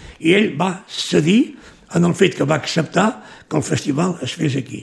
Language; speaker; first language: Catalan; native; Catalan